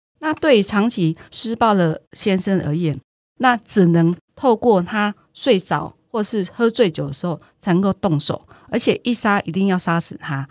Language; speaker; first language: Chinese; native; Chinese